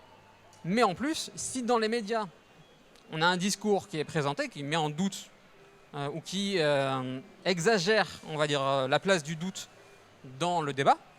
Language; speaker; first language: French; native; French